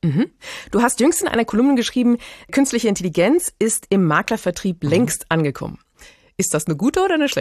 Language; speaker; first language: German; native; German